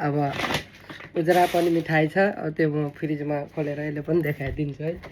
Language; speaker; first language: Nepali; non-native, local second language; Maithili